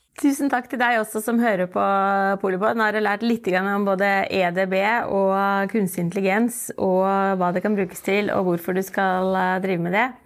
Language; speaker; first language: Norwegian; native; Norwegian